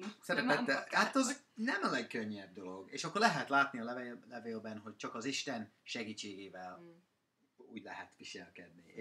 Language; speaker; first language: Hungarian; non-native, fluent; English